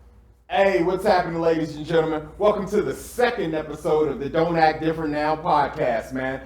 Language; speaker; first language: English; native; English